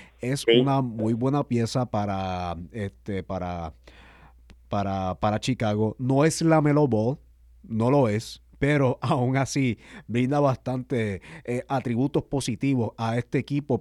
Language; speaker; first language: Spanish; native; Spanish